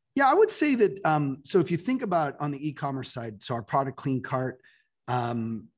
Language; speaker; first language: English; native; English